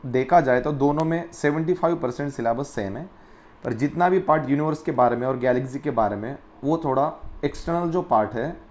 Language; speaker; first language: Hindi; non-native, local second language; Marathi